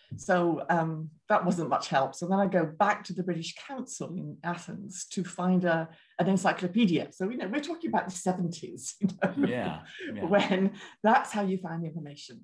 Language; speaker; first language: English; native; English